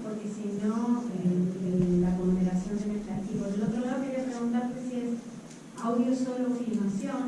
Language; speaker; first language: Spanish; native; Spanish